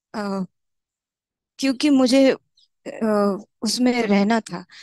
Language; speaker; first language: Hindi; non-native, local second language; Marathi